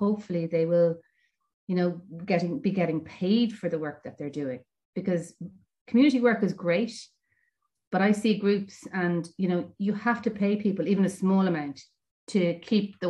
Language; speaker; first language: English; native; English